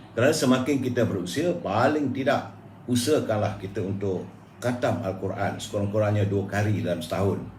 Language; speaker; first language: Malay; native; Malay